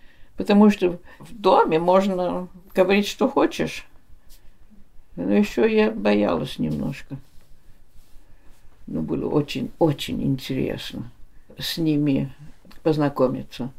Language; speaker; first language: Russian; early bilingual, heritage; Russian